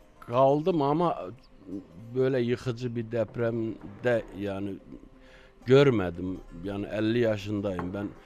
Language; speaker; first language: Turkish; native; Turkish